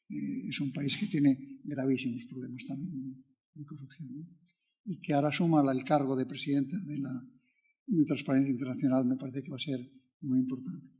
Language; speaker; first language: Spanish; native; Spanish